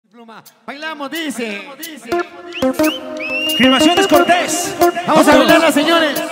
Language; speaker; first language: Spanish; native; Spanish